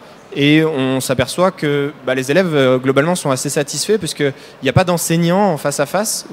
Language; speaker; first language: French; native; French